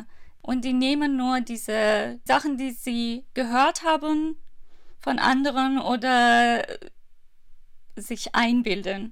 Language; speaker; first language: German; non-native, fluent; Persian